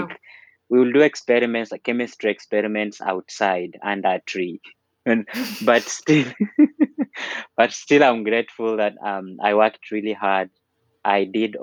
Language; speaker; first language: English; non-native, local second language; Luyia